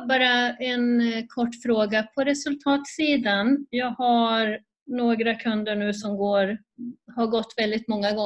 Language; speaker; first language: Swedish; native; Swedish